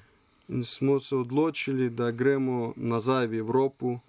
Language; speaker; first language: Slovenian; non-native, learner; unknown